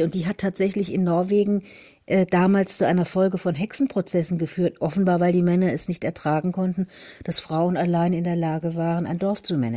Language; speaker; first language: German; native; German